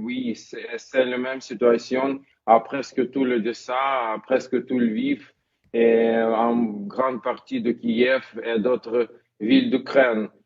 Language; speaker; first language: French; non-native, fluent; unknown